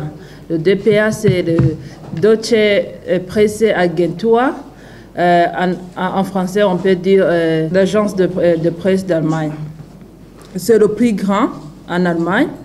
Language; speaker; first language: French; non-native, fluent; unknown